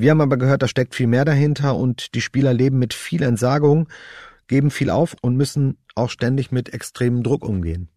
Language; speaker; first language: German; native; German